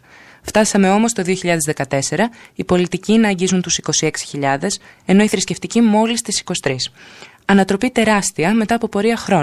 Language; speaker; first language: Greek; native; Greek